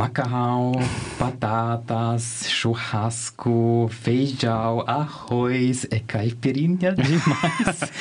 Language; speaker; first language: Portuguese; non-native, learner; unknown